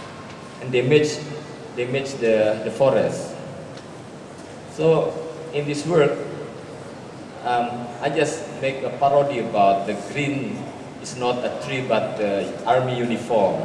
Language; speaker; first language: English; non-native, learner; Indonesian